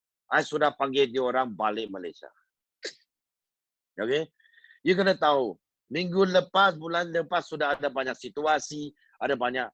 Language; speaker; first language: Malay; non-native, local second language; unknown